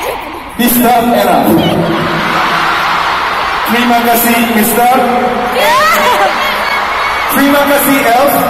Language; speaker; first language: Indonesian; non-native, learner; Korean